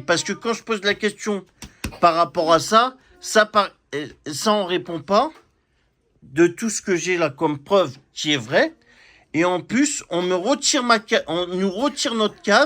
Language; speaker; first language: French; native; French